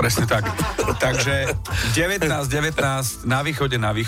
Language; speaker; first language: Slovak; native; Slovak